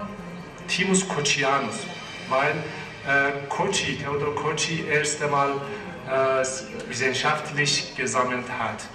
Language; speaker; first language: German; non-native, fluent; Persian